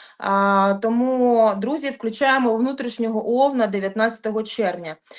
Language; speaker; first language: Ukrainian; non-native, local second language; Russian